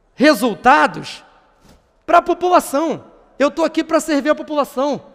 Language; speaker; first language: Portuguese; native; Portuguese